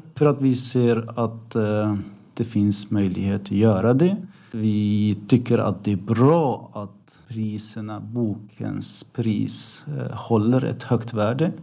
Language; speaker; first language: Swedish; early bilingual, other home language; Arabic